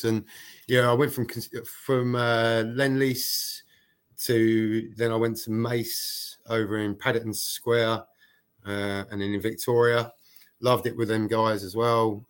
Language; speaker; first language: English; native; English